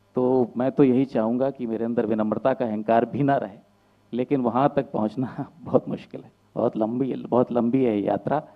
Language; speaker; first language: Hindi; native; Hindi